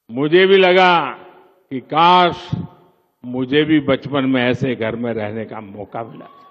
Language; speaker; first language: Hindi; non-native, local second language; Gujarati